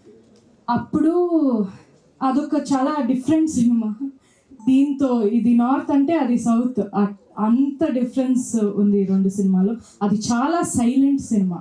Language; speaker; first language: Telugu; non-native, fluent; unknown